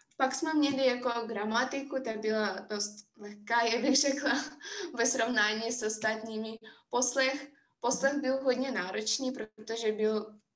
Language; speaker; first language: Czech; non-native, fluent; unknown